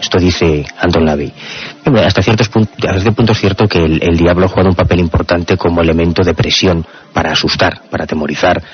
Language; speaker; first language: Spanish; native; Spanish